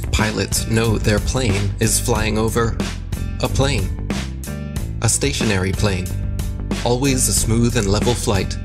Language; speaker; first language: English; native; English